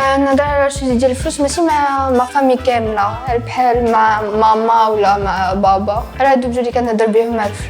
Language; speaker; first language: Arabic; native; Arabic